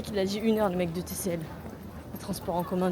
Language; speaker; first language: French; native; French